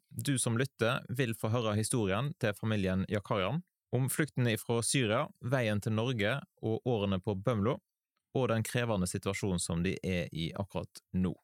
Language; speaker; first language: Norwegian; native; Norwegian